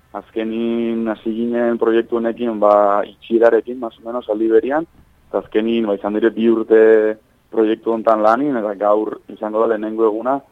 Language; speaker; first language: Basque; native; Basque